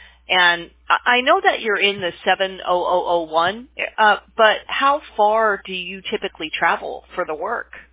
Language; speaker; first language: English; native; English